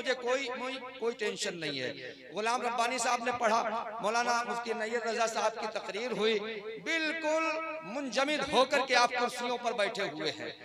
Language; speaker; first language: Hindi; native; Hindi